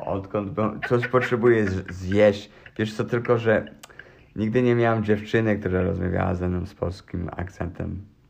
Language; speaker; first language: Polish; early bilingual, heritage; Polish